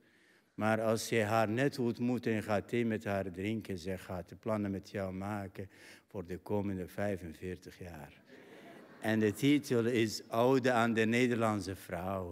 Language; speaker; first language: Dutch; non-native, fluent; Arabic